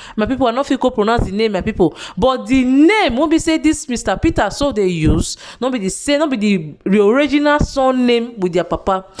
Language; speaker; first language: Nigerian Pidgin; native; Nigerian Pidgin